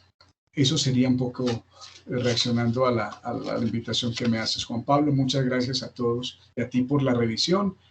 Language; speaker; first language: Spanish; native; Spanish